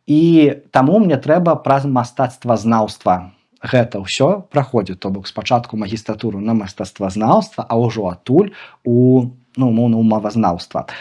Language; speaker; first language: Belarusian; non-native, local second language; Russian